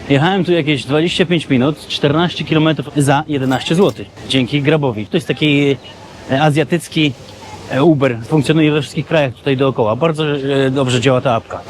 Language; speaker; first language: Polish; native; Polish